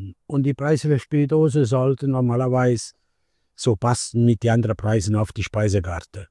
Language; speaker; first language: German; non-native, fluent; Italian